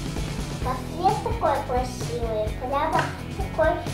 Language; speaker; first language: Russian; early bilingual, heritage; Russian